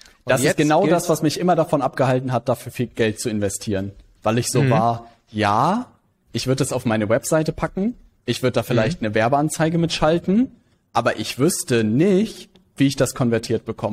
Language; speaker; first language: German; native; German